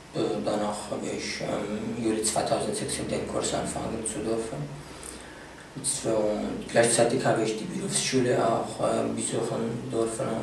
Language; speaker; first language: German; non-native, fluent; Kurdish